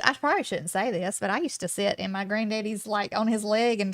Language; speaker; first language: English; native; English